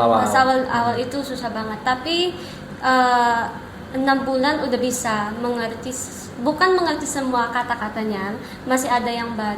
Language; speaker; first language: Indonesian; non-native, learner; Filipino